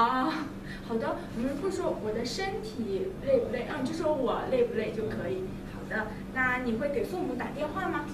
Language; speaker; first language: Chinese; native; Chinese